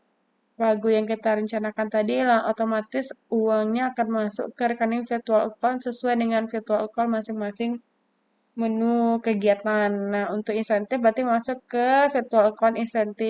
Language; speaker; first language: Indonesian; native; Indonesian